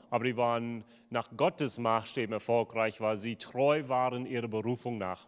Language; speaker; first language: German; native; German